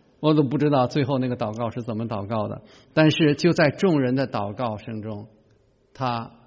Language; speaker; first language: Chinese; native; Chinese